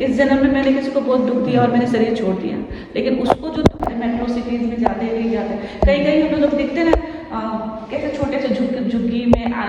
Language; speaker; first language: Hindi; native; Hindi